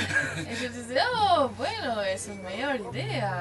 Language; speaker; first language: Spanish; non-native, learner; French